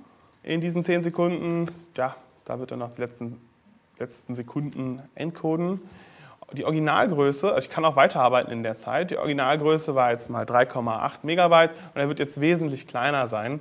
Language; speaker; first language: German; native; German